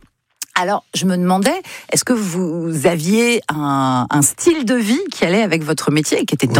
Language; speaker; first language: French; native; French